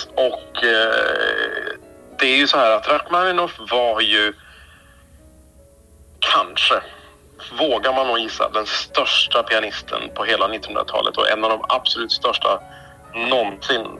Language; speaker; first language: Swedish; native; Swedish